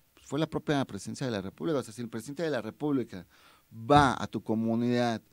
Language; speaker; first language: Spanish; native; Spanish